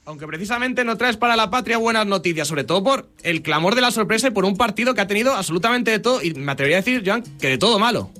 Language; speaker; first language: Spanish; native; Spanish